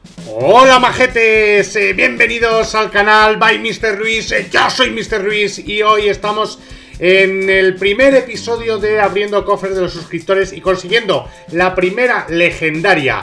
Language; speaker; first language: Spanish; native; Spanish